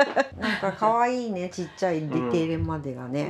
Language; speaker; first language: French; non-native, learner; Japanese